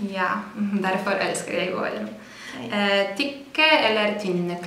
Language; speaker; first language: Norwegian; non-native, fluent; Polish